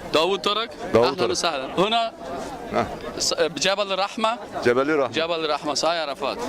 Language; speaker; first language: Arabic; non-native, learner; Persian